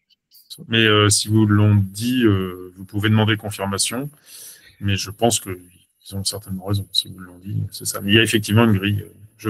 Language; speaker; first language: French; native; French